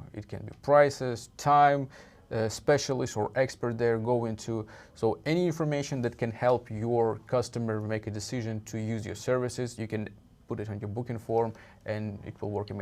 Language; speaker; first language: English; non-native, fluent; Russian